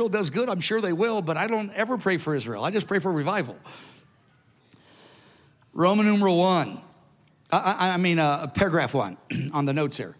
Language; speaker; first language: English; native; English